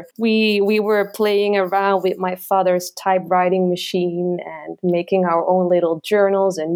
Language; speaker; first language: English; non-native, fluent; Dutch